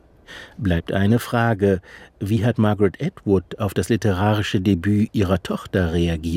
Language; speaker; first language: German; native; German